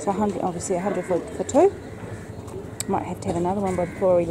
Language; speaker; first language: English; native; English